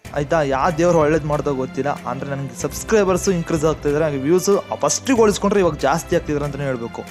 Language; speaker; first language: Kannada; non-native, local second language; Tamil